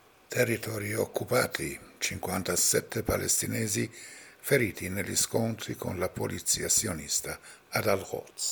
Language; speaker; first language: Italian; non-native, fluent; Persian